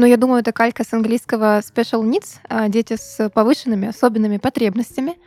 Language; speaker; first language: Russian; native; Russian